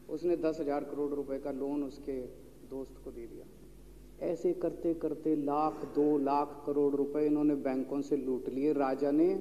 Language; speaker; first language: Hindi; native; Hindi